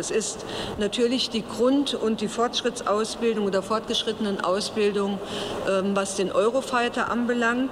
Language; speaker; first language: German; native; German